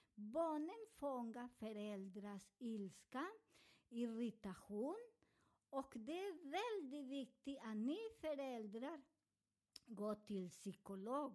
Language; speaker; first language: Swedish; non-native, learner; Spanish